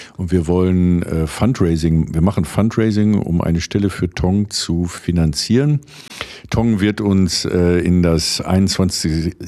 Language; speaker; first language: German; native; German